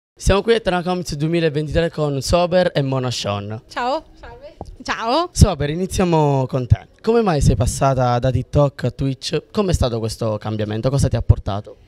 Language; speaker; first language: Italian; native; Italian